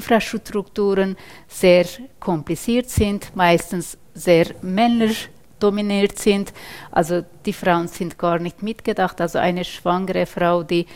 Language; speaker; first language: German; non-native, fluent; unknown